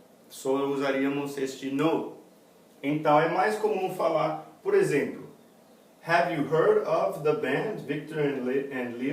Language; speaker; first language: Portuguese; non-native, fluent; English